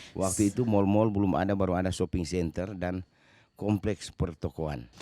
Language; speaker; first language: Indonesian; native; Indonesian